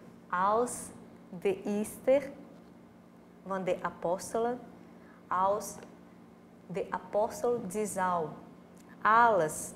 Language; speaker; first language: Dutch; non-native, fluent; Portuguese